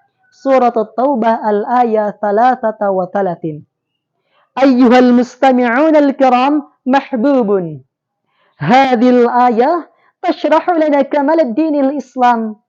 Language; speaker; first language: Arabic; non-native, learner; Indonesian